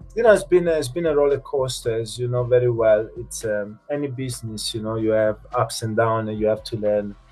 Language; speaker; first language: English; non-native, fluent; Italian